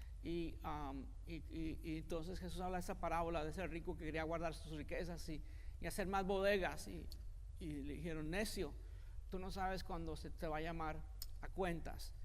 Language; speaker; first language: Spanish; native; Spanish